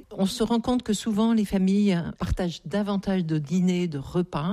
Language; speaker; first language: French; native; French